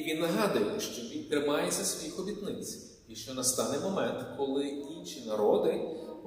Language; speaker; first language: Ukrainian; native; Ukrainian